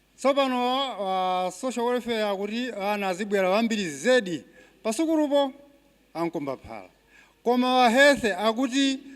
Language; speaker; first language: Nyanja; non-native, local second language; Tumbuka